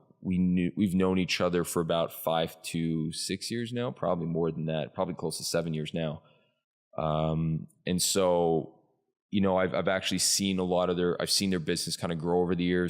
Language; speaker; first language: English; native; English